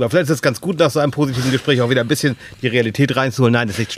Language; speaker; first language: German; native; German